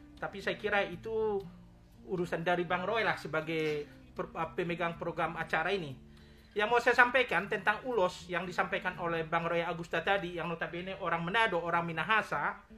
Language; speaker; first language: Indonesian; native; Indonesian